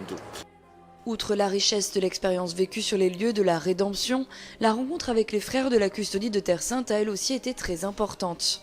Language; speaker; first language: French; native; French